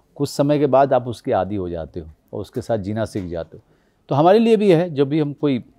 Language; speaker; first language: Hindi; native; Hindi